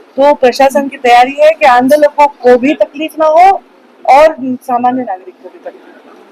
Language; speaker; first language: Hindi; non-native, local second language; Marathi